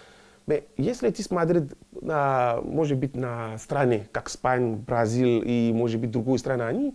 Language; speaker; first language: Russian; non-native, learner; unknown